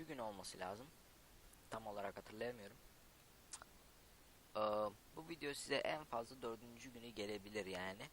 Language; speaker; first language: Turkish; native; Turkish